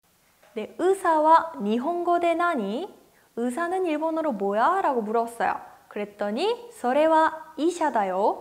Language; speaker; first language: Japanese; non-native, fluent; Korean